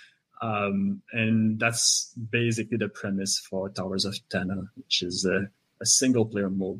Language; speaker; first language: English; non-native, fluent; French